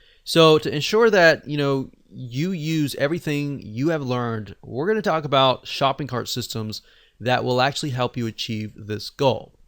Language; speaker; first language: English; native; English